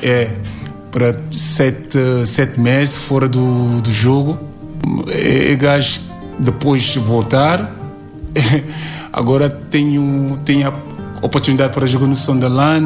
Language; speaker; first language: Portuguese; non-native, learner; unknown